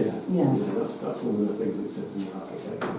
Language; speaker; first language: English; native; English